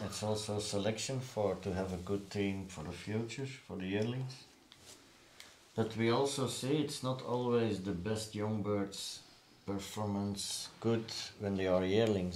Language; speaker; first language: English; non-native, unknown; Dutch